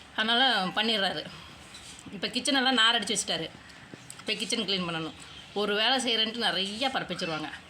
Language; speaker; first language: Tamil; native; Tamil